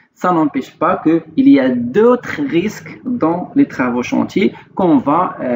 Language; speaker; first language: French; non-native, local second language; Arabic